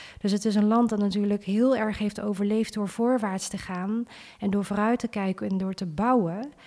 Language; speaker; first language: Dutch; early bilingual, other home language; Vietnamese